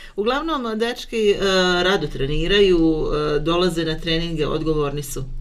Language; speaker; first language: Croatian; native; Croatian